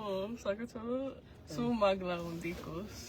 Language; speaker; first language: Georgian; early bilingual, heritage; Georgian